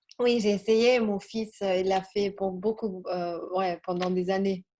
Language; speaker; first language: French; non-native, learner; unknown